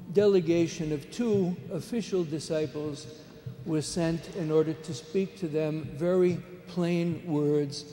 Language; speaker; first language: English; native; English